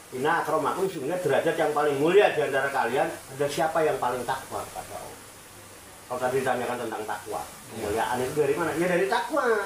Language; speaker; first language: Indonesian; non-native, local second language; Javanese